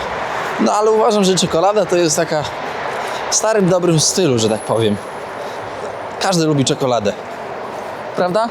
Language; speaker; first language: Polish; native; Polish